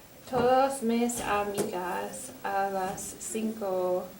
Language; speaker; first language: Spanish; non-native, learner; English